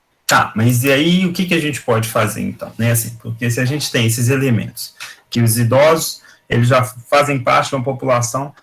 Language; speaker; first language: Portuguese; native; Portuguese